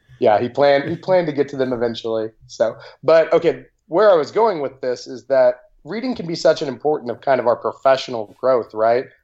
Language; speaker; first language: English; native; English